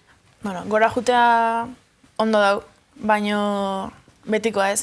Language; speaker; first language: Basque; native; Basque